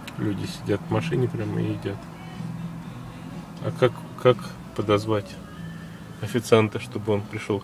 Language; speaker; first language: Russian; native; Russian